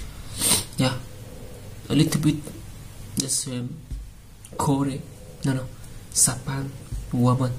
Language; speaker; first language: English; non-native, learner; Vietnamese